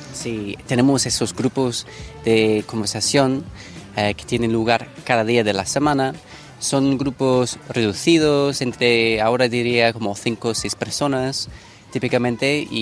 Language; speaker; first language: Spanish; non-native, fluent; English